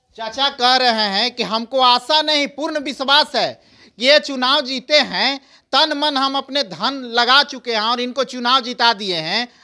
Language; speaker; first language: Hindi; native; Hindi